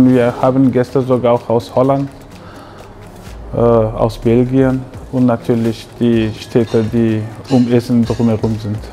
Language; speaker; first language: German; non-native, fluent; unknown